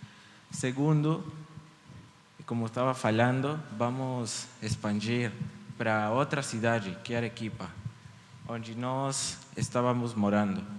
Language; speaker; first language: Portuguese; early bilingual, heritage; Portuguese